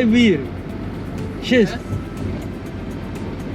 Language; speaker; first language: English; non-native, learner; Arabic